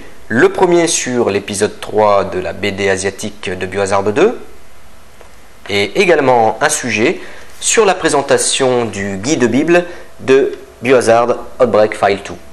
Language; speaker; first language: French; native; French